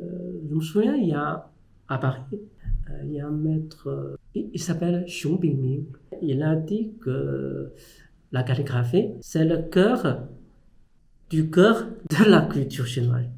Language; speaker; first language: French; non-native, fluent; Chinese